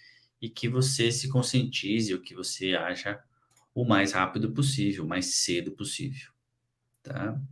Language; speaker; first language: Portuguese; native; Portuguese